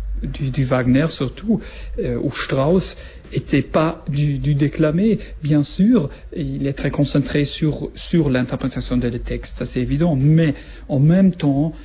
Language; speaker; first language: French; non-native, learner; German